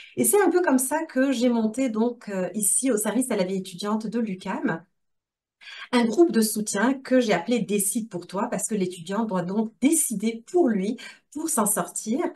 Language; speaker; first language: French; non-native, local second language; Arabic